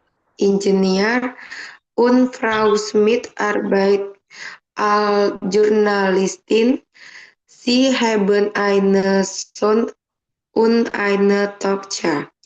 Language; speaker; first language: German; non-native, learner; Indonesian